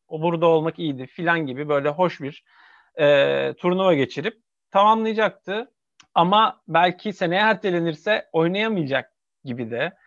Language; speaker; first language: Turkish; native; Turkish